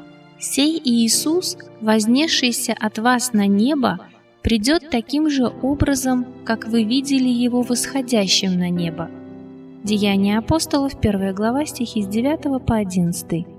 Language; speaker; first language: Russian; native; Russian